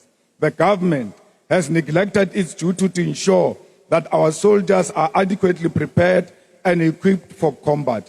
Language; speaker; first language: English; non-native, local second language; Northern Sotho